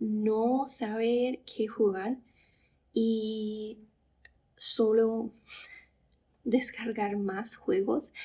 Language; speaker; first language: Spanish; non-native, fluent; English